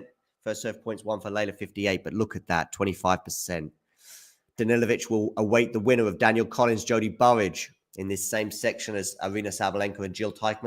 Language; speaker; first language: English; native; English